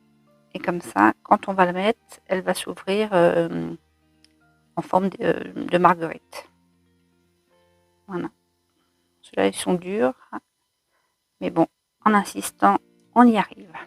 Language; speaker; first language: French; native; French